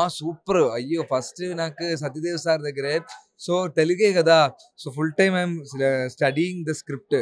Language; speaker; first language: Telugu; non-native, learner; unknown